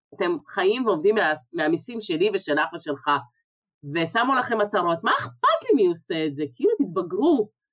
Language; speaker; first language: Hebrew; early bilingual, other home language; Russian